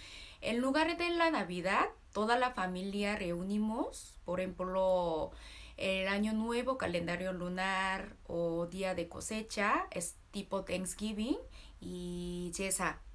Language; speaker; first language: Spanish; non-native, learner; Korean